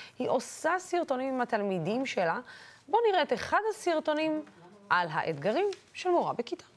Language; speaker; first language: Hebrew; non-native, local second language; Arabic